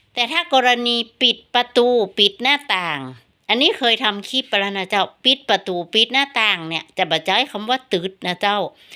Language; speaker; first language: Thai; native; Thai